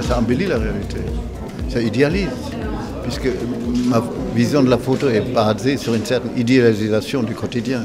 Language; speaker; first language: French; non-native, fluent; German